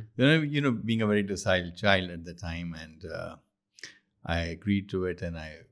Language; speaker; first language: English; non-native, local second language; Urdu